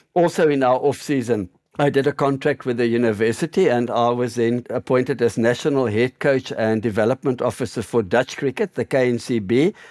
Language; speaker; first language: English; native; English